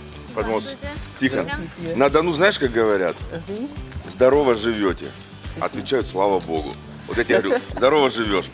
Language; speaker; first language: Russian; native; Russian